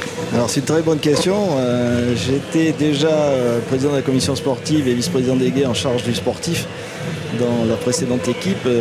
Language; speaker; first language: French; native; French